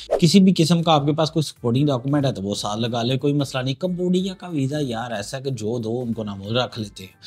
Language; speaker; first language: Urdu; non-native, local second language; Punjabi